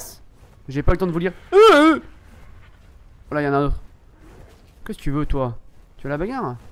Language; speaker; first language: French; native; French